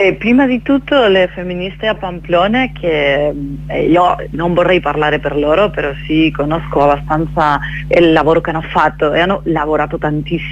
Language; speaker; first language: Italian; non-native, fluent; Spanish